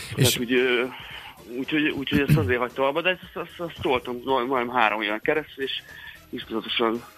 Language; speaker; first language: Hungarian; early bilingual, other home language; Russian